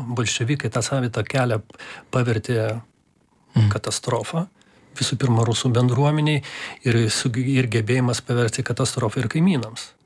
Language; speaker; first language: Lithuanian; non-native, local second language; Russian